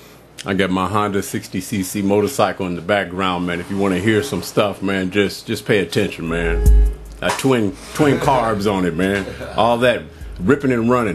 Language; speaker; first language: English; native; English